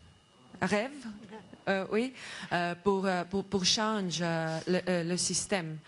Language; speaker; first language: French; non-native, learner; Estonian